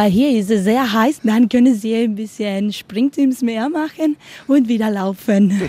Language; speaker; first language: German; non-native, fluent; Spanish